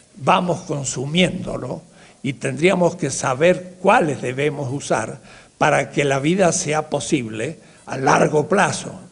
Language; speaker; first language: Spanish; native; Spanish